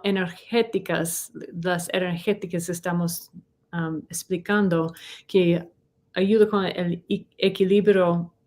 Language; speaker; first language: Spanish; non-native, learner; English